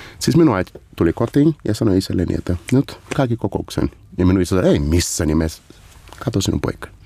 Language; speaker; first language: Finnish; non-native, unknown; Portuguese